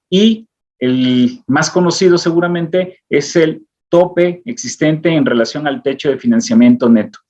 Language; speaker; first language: Spanish; native; Spanish